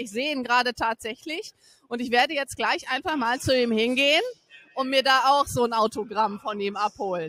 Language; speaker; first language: German; native; German